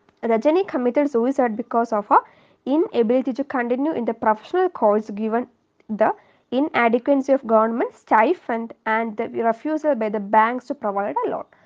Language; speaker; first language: English; non-native, local second language; Malayalam